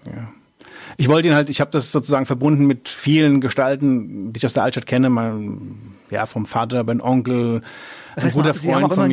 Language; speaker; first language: German; native; German